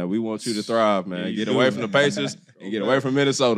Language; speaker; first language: English; native; English